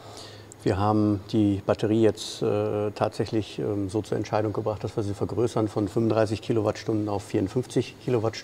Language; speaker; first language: German; native; German